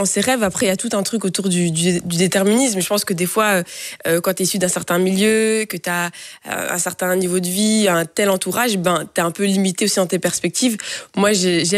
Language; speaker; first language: French; native; French